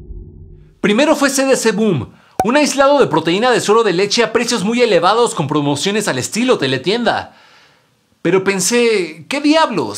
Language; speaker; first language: Spanish; native; Spanish